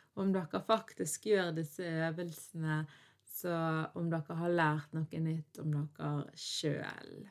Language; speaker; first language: Norwegian; early bilingual, other home language; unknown